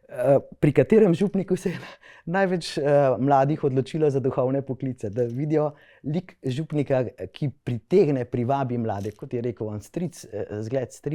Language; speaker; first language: Slovenian; native; Slovenian